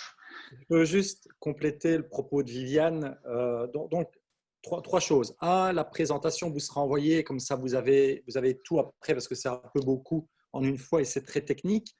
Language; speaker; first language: French; native; French